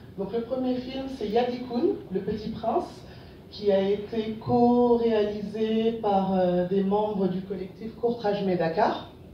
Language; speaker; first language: French; non-native, local second language; Wolof